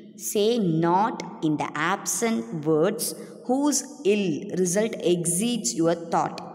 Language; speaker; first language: English; non-native, local second language; Tamil